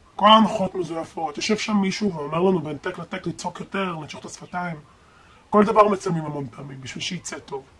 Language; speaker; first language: Hebrew; early bilingual, other home language; Spanish